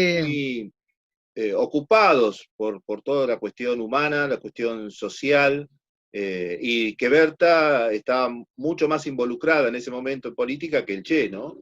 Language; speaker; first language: Spanish; native; Spanish